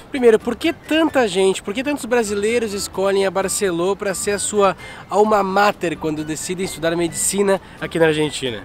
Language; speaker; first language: Portuguese; native; Portuguese